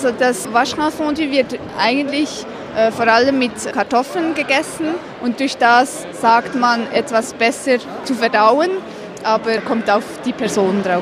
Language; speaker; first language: German; native; German